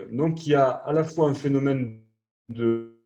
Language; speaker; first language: French; native; French